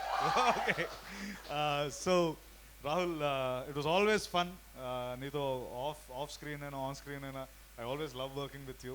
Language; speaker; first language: Telugu; native; Telugu